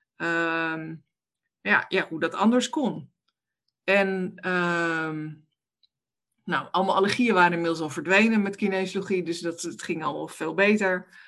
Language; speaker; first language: Dutch; native; Dutch